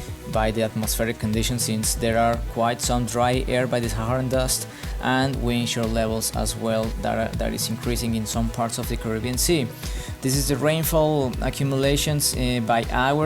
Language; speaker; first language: English; non-native, fluent; Spanish